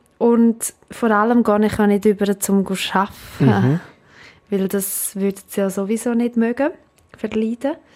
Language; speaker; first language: German; native; German